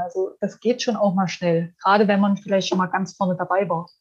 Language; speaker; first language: German; native; German